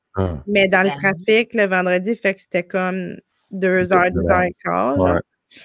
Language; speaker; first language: French; native; French